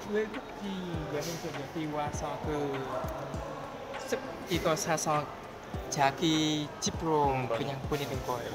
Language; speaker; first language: Korean; non-native, learner; Vietnamese